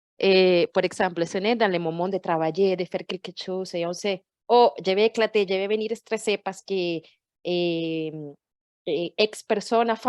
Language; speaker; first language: French; non-native, fluent; Portuguese